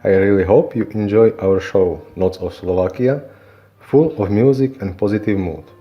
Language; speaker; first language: English; non-native, learner; Slovak